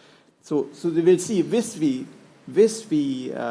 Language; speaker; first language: Norwegian; non-native, fluent; German